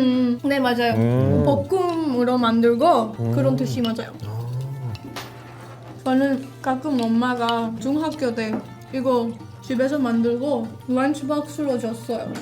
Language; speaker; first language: Korean; non-native, fluent; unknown